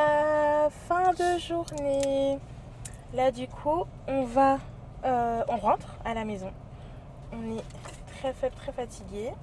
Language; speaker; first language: French; native; French